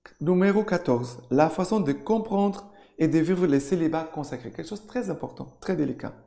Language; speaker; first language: French; non-native, fluent; Portuguese